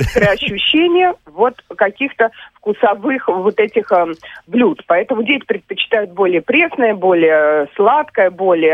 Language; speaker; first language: Russian; native; Russian